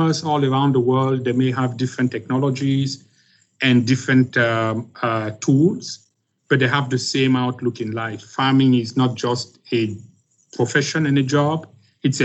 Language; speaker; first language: English; non-native, local second language; French